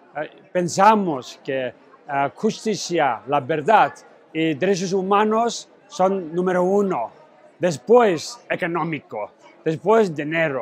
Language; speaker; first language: Spanish; non-native, learner; Tibetan